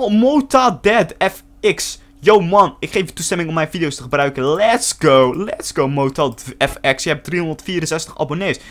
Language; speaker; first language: Dutch; early bilingual, other home language; Turkish